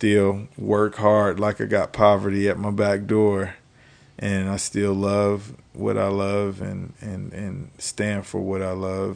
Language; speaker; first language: English; native; English